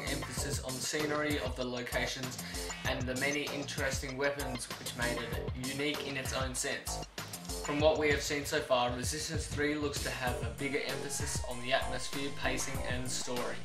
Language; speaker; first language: English; native; English